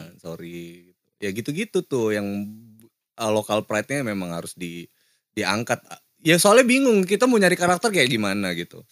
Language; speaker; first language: Indonesian; native; Indonesian